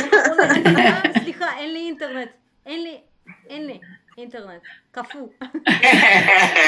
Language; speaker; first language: Hebrew; native; Hebrew